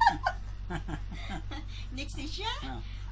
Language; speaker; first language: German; non-native, learner; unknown